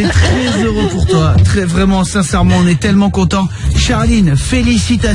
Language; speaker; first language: French; native; French